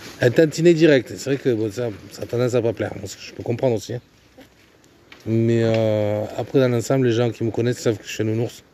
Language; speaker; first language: French; native; French